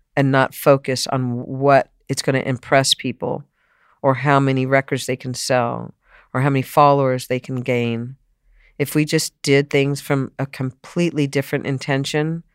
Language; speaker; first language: English; native; English